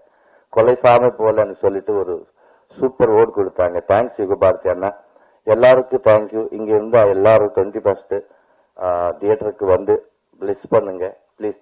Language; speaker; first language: Tamil; non-native, learner; Telugu